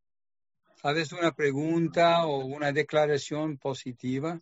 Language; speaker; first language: Spanish; non-native, fluent; English